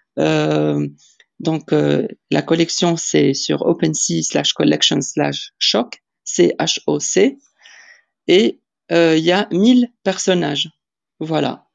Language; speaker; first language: French; non-native, local second language; Arabic